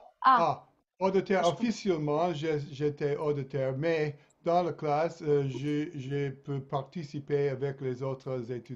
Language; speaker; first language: French; non-native, fluent; English